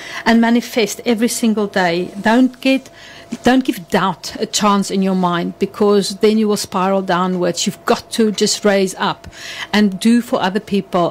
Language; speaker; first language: English; non-native, local second language; Afrikaans